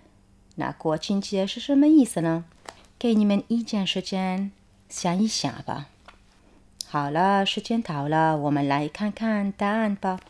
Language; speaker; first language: Chinese; non-native, fluent; Arabic